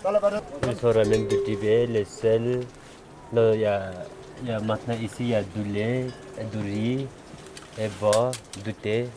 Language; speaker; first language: French; non-native, learner; Sherpa